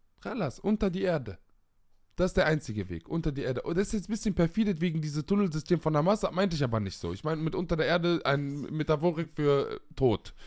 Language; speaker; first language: German; early bilingual, other home language; Arabic